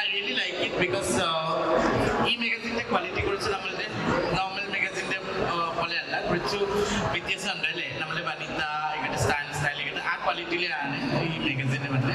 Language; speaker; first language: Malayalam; non-native, learner; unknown